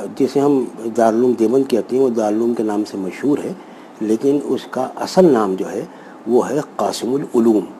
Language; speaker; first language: Urdu; native; Urdu